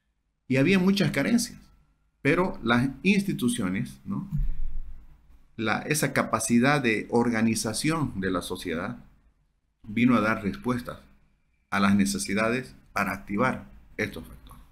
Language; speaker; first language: Spanish; native; Spanish